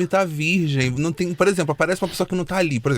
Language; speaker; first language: Portuguese; native; Portuguese